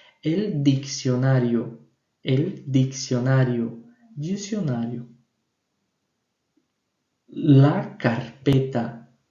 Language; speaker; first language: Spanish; non-native, fluent; Portuguese